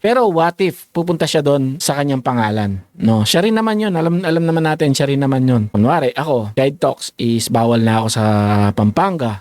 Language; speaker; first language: Filipino; native; Filipino